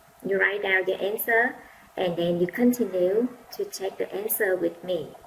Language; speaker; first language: English; non-native, fluent; Vietnamese